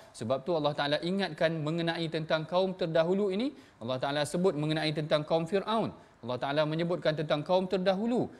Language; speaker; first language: Malay; native; Malay